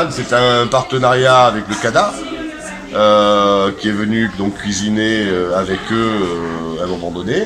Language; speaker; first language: French; native; French